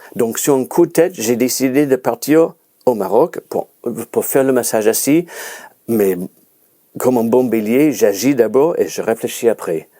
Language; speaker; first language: French; non-native, fluent; English